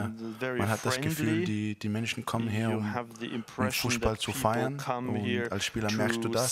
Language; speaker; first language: German; non-native, fluent; Danish